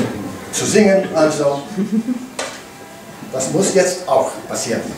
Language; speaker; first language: German; non-native, learner; English